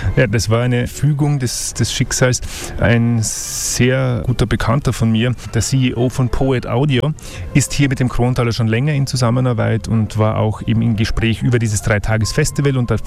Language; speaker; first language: German; native; German